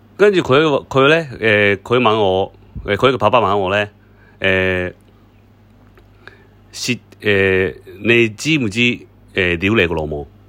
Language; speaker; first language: Cantonese; non-native, learner; Japanese